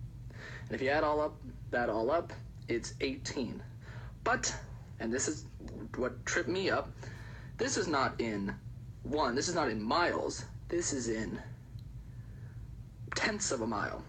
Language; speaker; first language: English; native; English